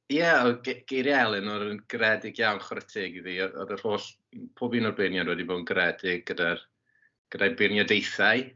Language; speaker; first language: Welsh; native; Welsh